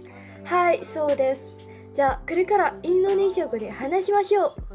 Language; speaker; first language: Japanese; non-native, learner; Indonesian